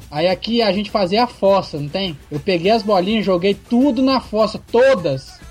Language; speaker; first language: Portuguese; native; Portuguese